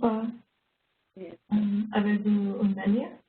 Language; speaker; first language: French; non-native, learner; English